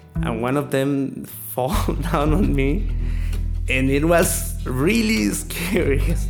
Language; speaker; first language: English; non-native, learner; Spanish